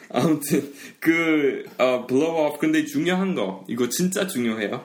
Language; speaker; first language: Korean; early bilingual, heritage; Korean